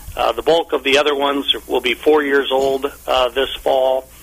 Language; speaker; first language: English; native; English